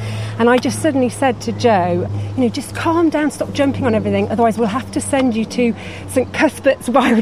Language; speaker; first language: English; native; English